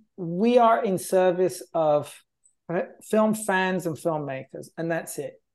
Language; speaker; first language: English; native; English